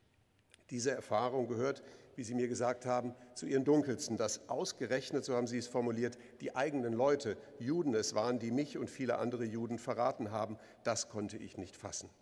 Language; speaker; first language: German; native; German